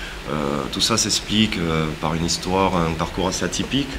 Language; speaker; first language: French; native; French